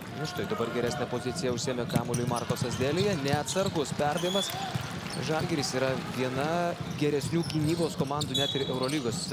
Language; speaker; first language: Lithuanian; native; Lithuanian